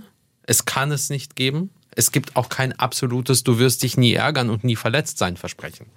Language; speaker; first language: German; early bilingual, other home language; Russian